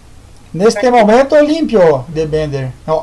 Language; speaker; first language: Spanish; non-native, learner; Portuguese